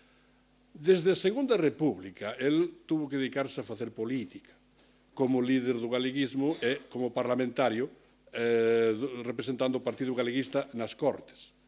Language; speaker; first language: Galician; native; Galician